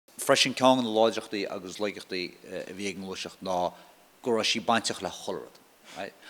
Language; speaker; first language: Irish; native; Irish